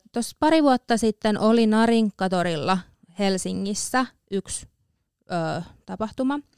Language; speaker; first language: Finnish; native; Finnish